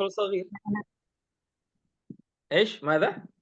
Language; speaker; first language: Arabic; non-native, fluent; Indonesian